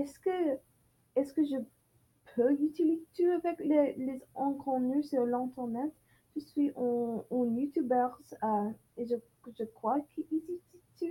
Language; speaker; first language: French; non-native, learner; English